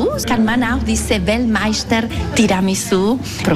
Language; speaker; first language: German; non-native, learner; Italian